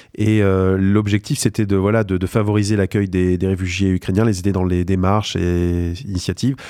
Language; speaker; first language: French; native; French